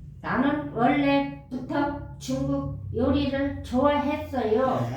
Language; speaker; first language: Korean; non-native, learner; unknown